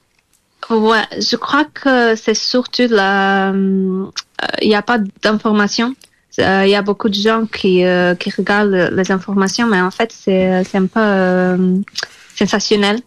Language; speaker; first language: French; non-native, fluent; Portuguese